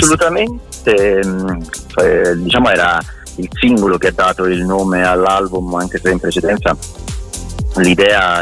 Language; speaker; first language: Italian; native; Italian